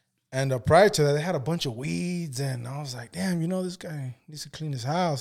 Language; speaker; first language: English; early bilingual, other home language; Spanish